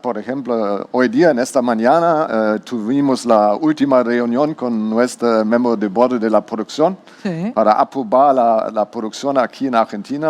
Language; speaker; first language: Spanish; non-native, learner; German